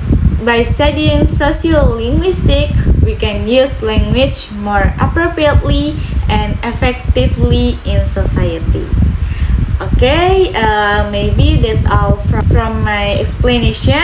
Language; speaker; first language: English; non-native, local second language; Indonesian